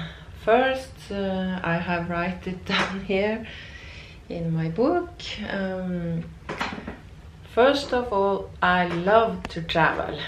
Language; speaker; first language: English; non-native, learner; Norwegian